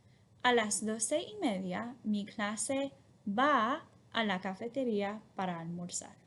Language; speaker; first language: Spanish; non-native, fluent; English